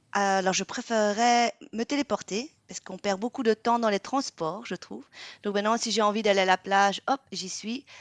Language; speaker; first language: French; non-native, fluent; Vietnamese